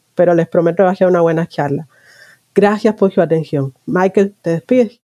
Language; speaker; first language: Spanish; native; Spanish